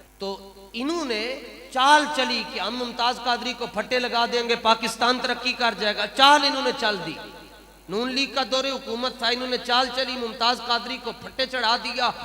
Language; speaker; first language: Urdu; non-native, local second language; Punjabi